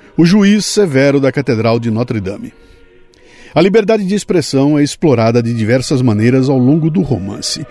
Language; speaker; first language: Portuguese; native; Portuguese